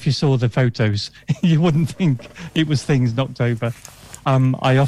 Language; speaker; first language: English; native; English